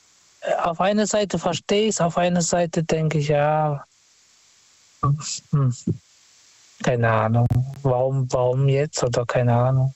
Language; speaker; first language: German; non-native, fluent; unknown